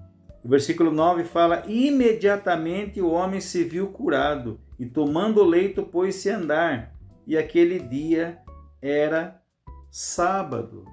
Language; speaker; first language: Portuguese; native; Portuguese